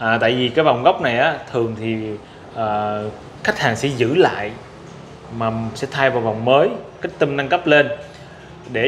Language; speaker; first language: Vietnamese; native; Vietnamese